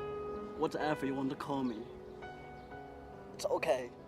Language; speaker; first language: English; non-native, learner; Chinese